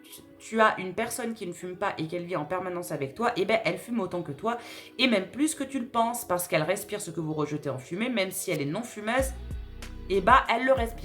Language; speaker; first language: French; native; French